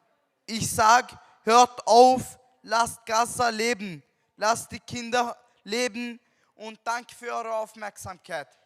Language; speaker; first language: German; non-native, learner; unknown